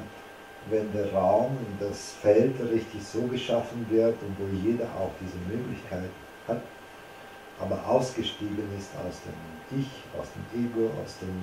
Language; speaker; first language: German; non-native, fluent; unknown